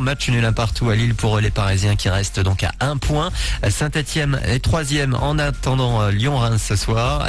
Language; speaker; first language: French; native; French